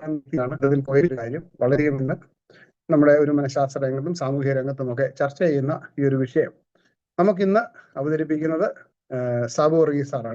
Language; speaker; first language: Malayalam; native; Malayalam